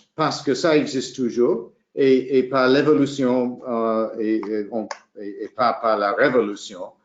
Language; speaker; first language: French; non-native, fluent; English